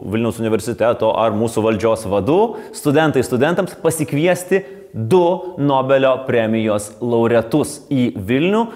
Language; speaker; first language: Lithuanian; native; Lithuanian